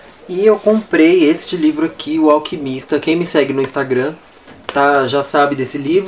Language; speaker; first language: Portuguese; native; Portuguese